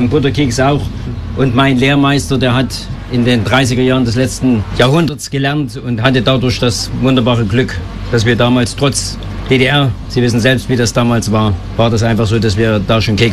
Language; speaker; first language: German; native; German